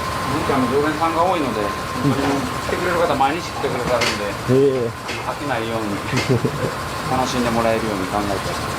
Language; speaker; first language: Japanese; native; Japanese